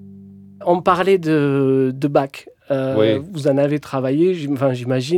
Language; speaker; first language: French; native; French